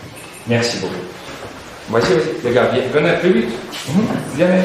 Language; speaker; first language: French; non-native, fluent; Russian